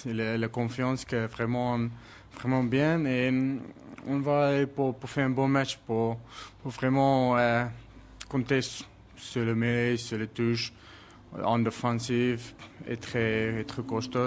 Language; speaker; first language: French; non-native, learner; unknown